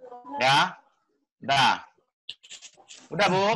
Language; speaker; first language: Indonesian; native; Indonesian